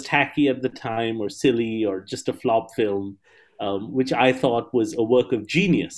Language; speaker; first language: English; non-native, local second language; Bangla